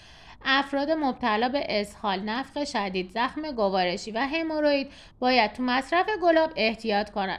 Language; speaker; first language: Persian; native; Persian